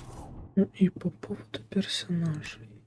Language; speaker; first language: Russian; native; Russian